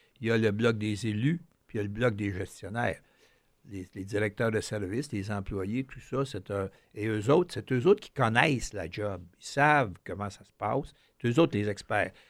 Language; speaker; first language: French; native; French